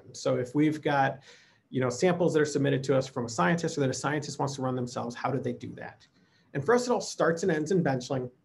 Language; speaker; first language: English; native; English